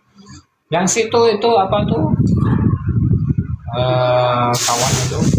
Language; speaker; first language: Indonesian; non-native, learner; Vietnamese